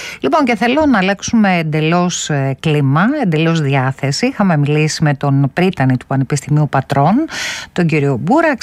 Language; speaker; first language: Greek; early bilingual, heritage; Greek